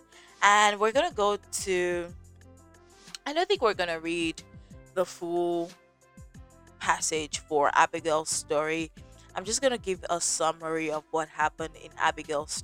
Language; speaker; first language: English; non-native, local second language; Yoruba